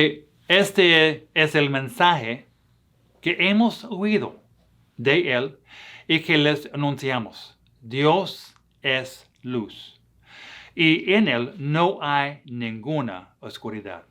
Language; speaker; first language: Spanish; non-native, fluent; English